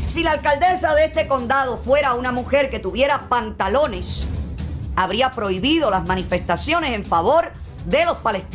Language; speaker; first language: Spanish; native; Spanish